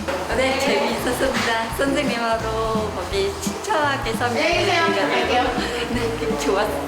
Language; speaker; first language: Korean; non-native, learner; Khmer